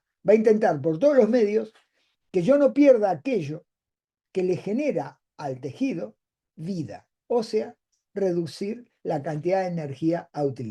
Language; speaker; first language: Spanish; native; Spanish